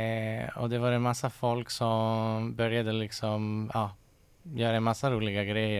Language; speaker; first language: Swedish; non-native, fluent; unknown